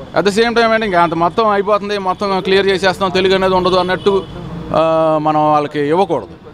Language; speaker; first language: Telugu; native; Telugu